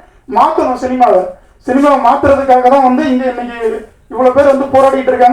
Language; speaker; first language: Tamil; native; Tamil